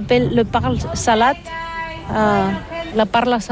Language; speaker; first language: French; non-native, learner; Catalan